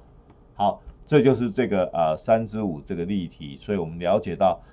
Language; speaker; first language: Chinese; native; Chinese